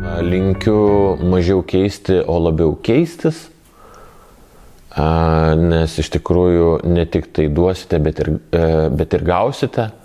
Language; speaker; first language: Lithuanian; native; Lithuanian